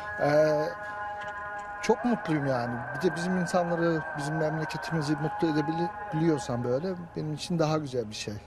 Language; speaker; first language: Turkish; early bilingual, heritage; Turkish